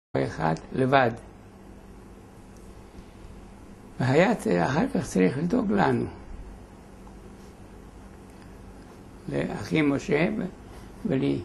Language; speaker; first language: Hebrew; non-native, fluent; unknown